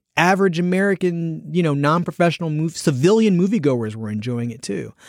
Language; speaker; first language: English; native; English